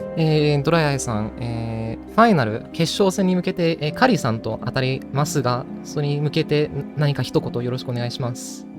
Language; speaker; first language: Japanese; native; Japanese